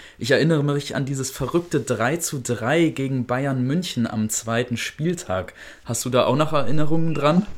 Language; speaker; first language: German; native; German